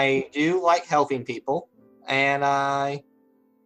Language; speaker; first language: English; native; English